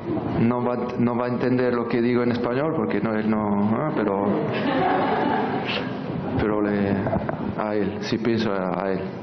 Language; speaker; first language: Spanish; non-native, fluent; French